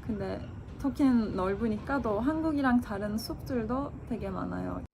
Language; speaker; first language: Korean; non-native, fluent; Turkish